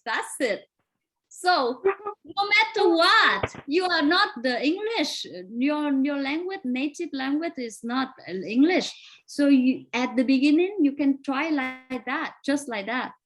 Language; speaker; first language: English; non-native, fluent; Vietnamese